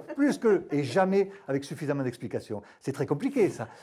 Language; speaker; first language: French; native; French